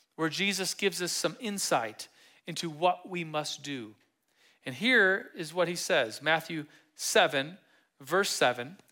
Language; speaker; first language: English; native; English